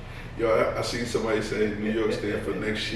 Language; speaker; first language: English; native; English